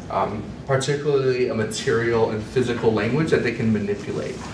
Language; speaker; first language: English; native; English